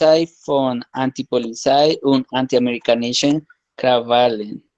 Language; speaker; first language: German; non-native, learner; Spanish